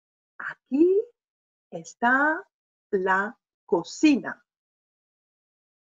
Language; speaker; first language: Spanish; non-native, fluent; French